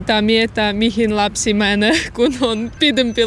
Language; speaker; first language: Finnish; non-native, learner; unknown